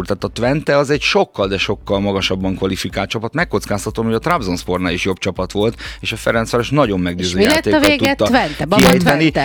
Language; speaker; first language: Hungarian; native; Hungarian